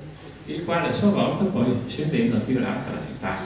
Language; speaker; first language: Italian; native; Italian